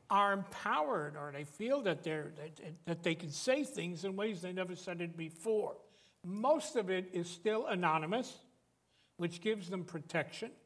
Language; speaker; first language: English; native; English